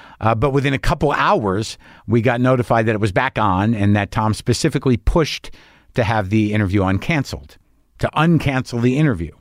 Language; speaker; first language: English; native; English